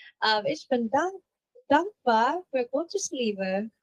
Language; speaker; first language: German; non-native, learner; English